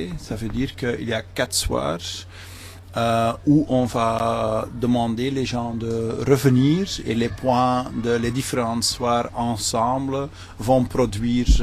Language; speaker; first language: French; non-native, local second language; Dutch